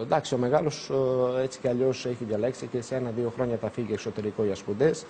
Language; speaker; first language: Greek; non-native, fluent; Serbian